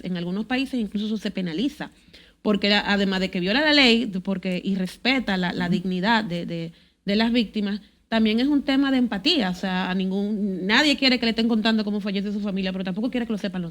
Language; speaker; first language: Spanish; native; Spanish